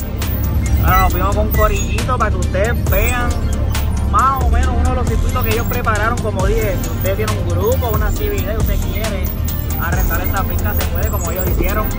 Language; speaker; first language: Spanish; native; Spanish